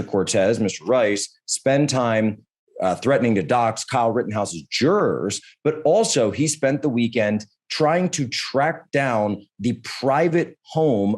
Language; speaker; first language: English; native; English